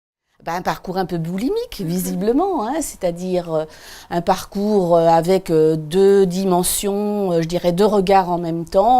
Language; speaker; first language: French; native; French